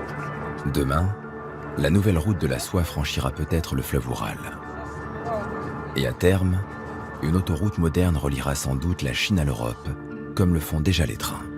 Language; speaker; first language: French; native; French